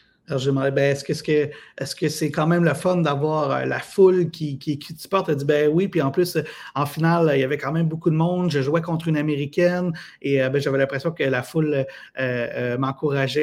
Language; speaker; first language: French; native; French